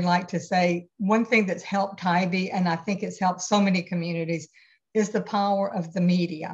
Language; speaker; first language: English; native; English